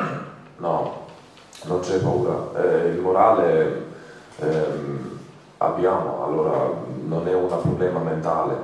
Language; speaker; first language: Italian; non-native, fluent; Croatian